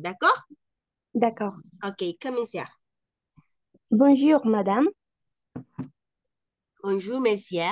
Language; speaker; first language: French; non-native, fluent; Spanish